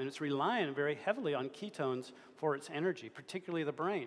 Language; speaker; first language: English; native; English